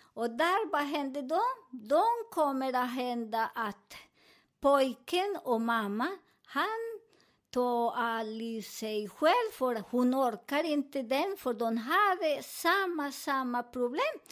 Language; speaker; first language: Swedish; non-native, learner; Spanish